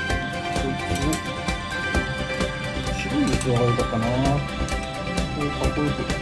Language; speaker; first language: Japanese; native; Japanese